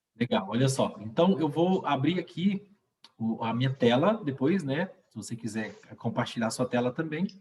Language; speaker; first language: Portuguese; native; Portuguese